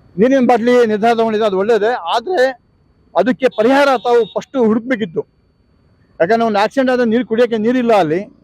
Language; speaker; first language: Kannada; non-native, local second language; Urdu